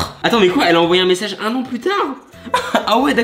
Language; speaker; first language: French; native; French